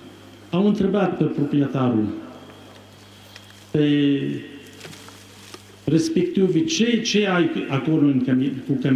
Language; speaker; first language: Romanian; non-native, fluent; Arabic